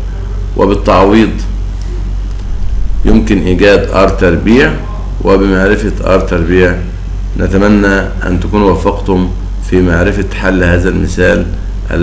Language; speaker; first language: Arabic; native; Arabic